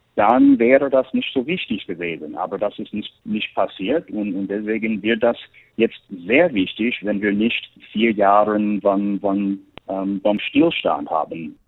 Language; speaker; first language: German; non-native, fluent; English